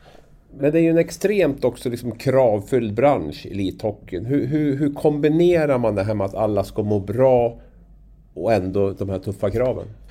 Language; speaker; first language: Swedish; native; Swedish